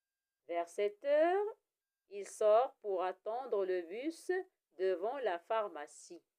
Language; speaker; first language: French; non-native, local second language; Arabic